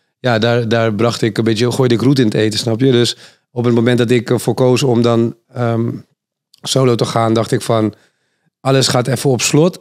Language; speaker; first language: Dutch; native; Dutch